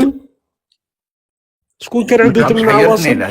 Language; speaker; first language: Arabic; native; Arabic